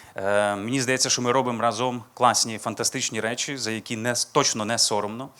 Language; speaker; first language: Ukrainian; native; Ukrainian